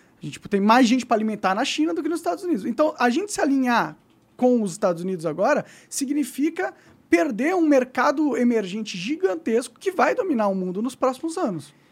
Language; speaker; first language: Portuguese; native; Portuguese